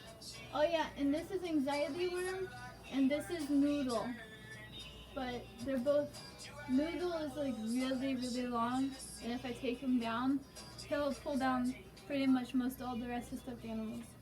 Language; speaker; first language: English; native; English